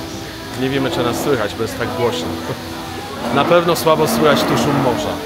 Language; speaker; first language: Polish; native; Polish